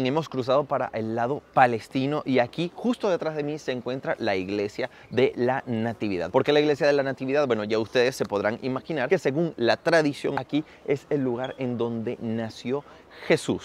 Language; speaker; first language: Spanish; native; Spanish